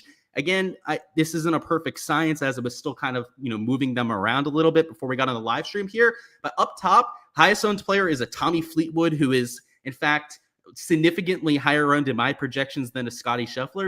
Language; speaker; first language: English; native; English